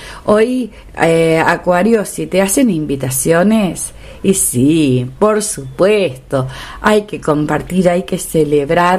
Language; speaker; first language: Spanish; native; Spanish